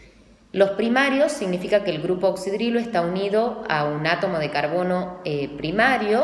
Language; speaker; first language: Spanish; native; Spanish